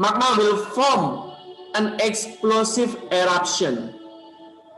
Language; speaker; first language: English; non-native, learner; Indonesian